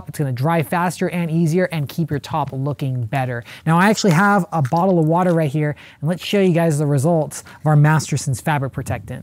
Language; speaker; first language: English; native; English